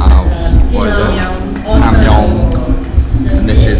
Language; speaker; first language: English; native; English